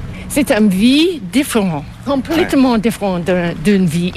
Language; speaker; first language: French; non-native, local second language; English